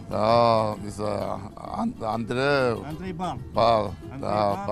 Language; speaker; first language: Russian; non-native, local second language; Georgian